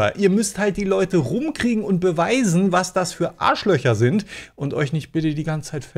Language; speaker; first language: German; native; German